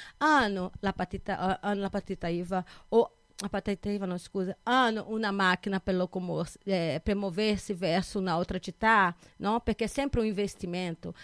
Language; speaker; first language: Italian; non-native, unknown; Portuguese